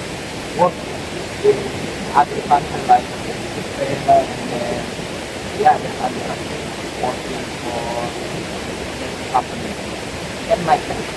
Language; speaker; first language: English; non-native, learner; Indonesian